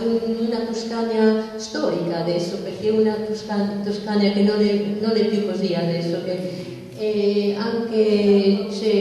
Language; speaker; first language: Italian; non-native, fluent; English